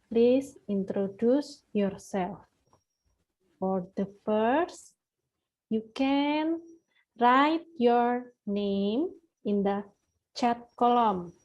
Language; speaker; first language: English; non-native, fluent; Indonesian